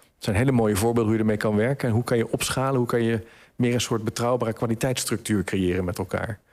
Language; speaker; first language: Dutch; native; Dutch